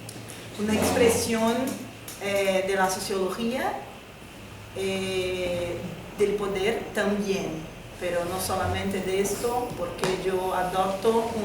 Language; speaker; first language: Spanish; non-native, fluent; Portuguese